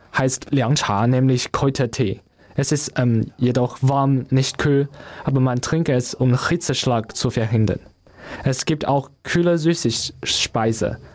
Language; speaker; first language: German; non-native, learner; Chinese